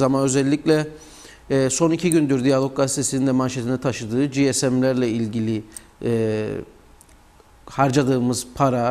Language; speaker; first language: Turkish; native; Turkish